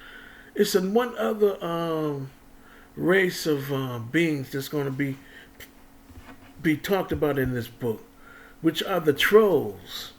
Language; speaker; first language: English; native; English